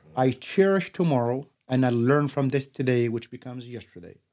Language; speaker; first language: English; non-native, fluent; Arabic